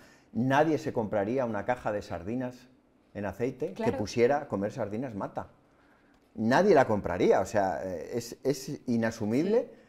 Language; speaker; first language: Spanish; native; Spanish